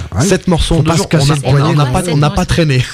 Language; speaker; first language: French; native; French